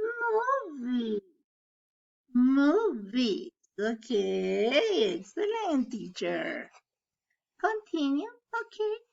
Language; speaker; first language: English; non-native, learner; Spanish